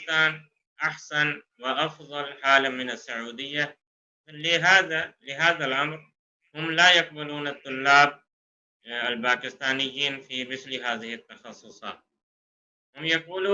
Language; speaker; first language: Arabic; non-native, fluent; Urdu